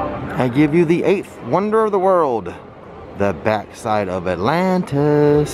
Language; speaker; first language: English; native; English